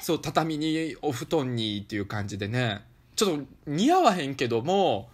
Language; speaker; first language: Japanese; early bilingual, other home language; Russian